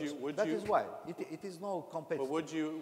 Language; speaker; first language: English; non-native, learner; Azerbaijani